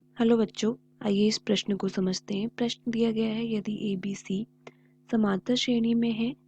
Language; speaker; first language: Hindi; native; Hindi